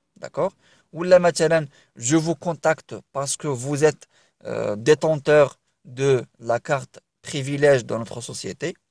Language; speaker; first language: French; non-native, local second language; Arabic